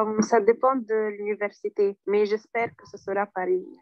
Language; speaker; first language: French; non-native, learner; Arabic